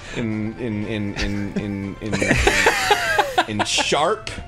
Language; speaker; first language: English; native; English